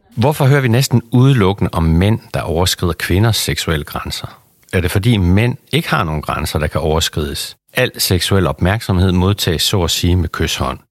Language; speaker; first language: Danish; native; Danish